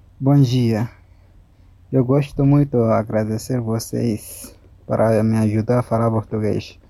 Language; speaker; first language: Portuguese; non-native, learner; Arabic